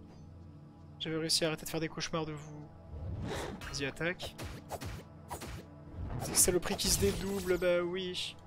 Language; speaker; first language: French; native; French